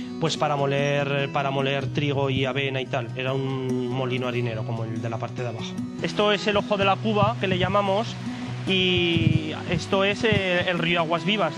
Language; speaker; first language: Spanish; native; Spanish